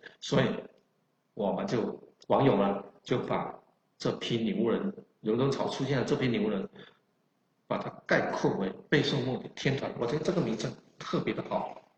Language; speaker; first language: Chinese; non-native, local second language; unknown